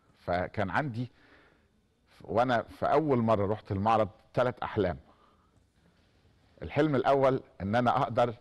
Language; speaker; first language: Arabic; native; Arabic